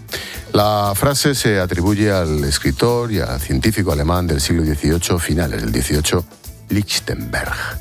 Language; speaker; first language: Spanish; native; Spanish